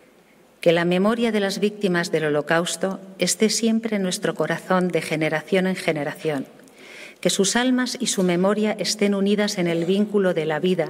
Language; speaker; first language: Spanish; native; Spanish